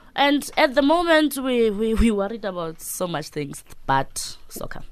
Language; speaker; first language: English; non-native, local second language; Southern Sotho